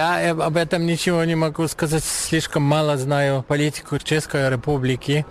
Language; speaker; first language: Russian; non-native, fluent; German